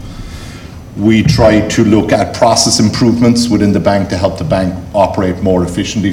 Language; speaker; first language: English; native; English